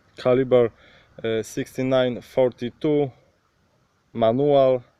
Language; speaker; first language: English; non-native, learner; Polish